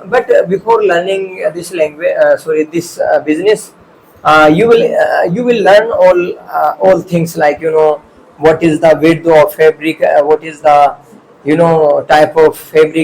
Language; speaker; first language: English; non-native, fluent; Hindi